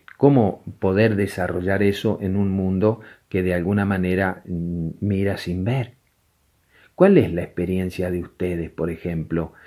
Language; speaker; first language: Spanish; native; Spanish